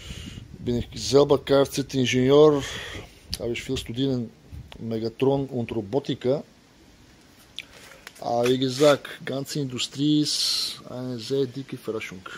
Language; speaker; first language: German; non-native, learner; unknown